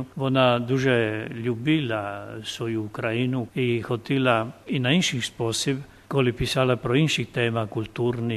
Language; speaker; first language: Ukrainian; non-native, fluent; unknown